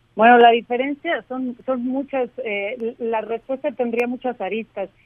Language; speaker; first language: Spanish; native; Spanish